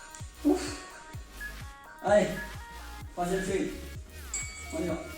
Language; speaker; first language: French; native; French